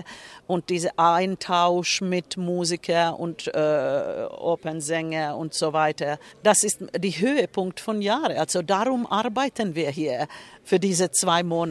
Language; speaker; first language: German; non-native, fluent; Finnish